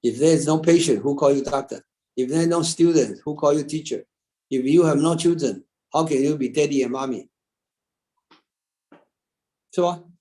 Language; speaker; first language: English; non-native, local second language; Chinese